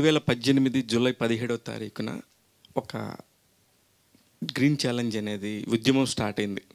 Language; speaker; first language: Telugu; native; Telugu